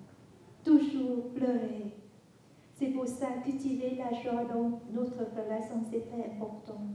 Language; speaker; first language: French; non-native, fluent; Vietnamese